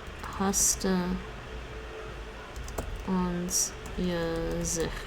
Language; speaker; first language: Dutch; non-native, learner; English